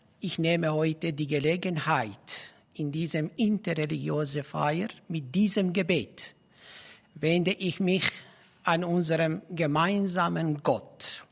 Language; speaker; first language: German; non-native, fluent; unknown